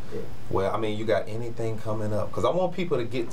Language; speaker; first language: English; native; English